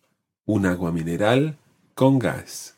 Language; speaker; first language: Spanish; non-native, fluent; English